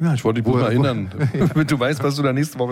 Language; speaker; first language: German; native; German